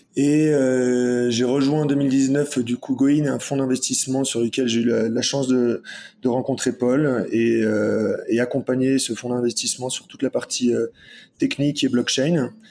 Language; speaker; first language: French; native; French